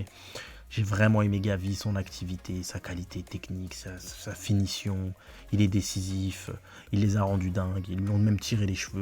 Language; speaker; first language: French; native; French